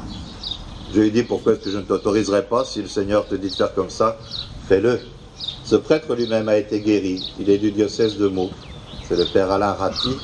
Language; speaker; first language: French; native; French